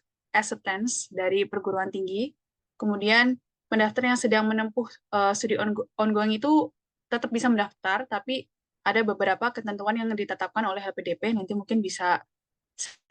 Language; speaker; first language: Indonesian; native; Indonesian